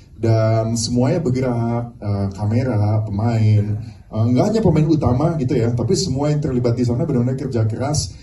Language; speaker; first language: Indonesian; native; Indonesian